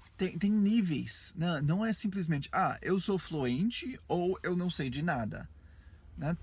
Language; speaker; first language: Portuguese; non-native, fluent; English